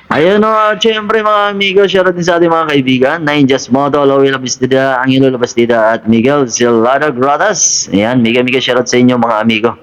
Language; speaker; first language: Filipino; non-native, local second language; Masbatenyo